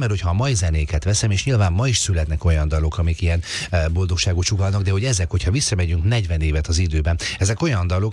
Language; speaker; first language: Hungarian; native; Hungarian